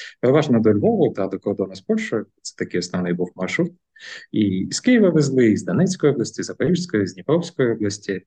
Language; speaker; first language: Ukrainian; non-native, local second language; Russian